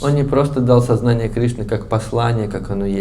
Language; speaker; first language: Russian; native; Russian